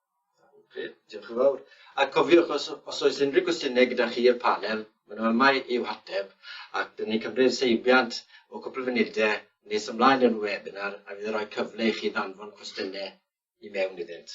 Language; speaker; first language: Welsh; native; Welsh